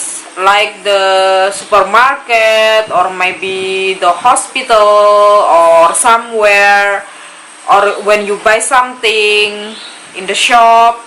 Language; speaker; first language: English; non-native, learner; Indonesian